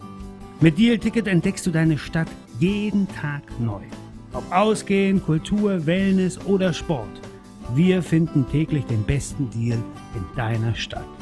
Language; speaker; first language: German; native; German